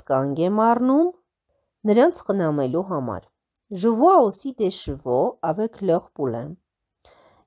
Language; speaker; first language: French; non-native, fluent; Armenian